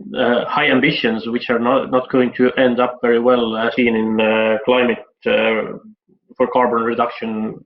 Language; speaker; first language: English; non-native, fluent; Estonian